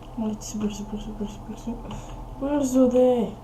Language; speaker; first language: Bulgarian; native; Bulgarian